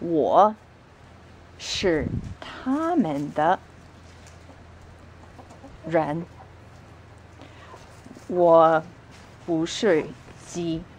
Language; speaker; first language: Chinese; non-native, fluent; English